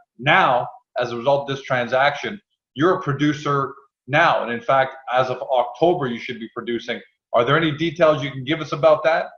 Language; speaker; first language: English; native; English